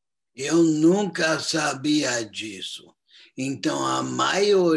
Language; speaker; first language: Portuguese; non-native, fluent; English